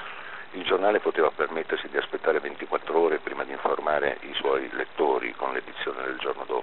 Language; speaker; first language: Italian; native; Italian